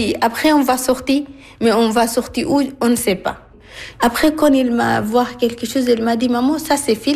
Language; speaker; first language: French; non-native, learner; Arabic